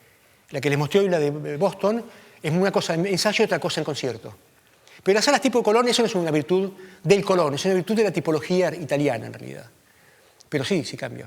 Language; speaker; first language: Spanish; native; Spanish